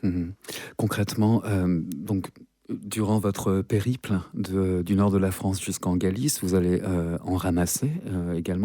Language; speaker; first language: French; native; French